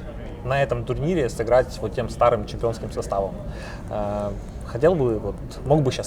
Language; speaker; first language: Russian; native; Russian